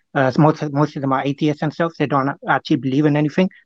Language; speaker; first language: English; non-native, local second language; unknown